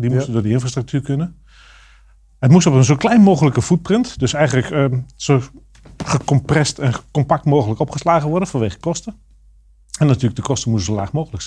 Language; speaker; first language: Dutch; native; Dutch